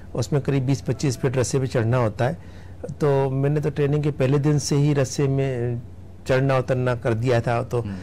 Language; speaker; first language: Hindi; native; Hindi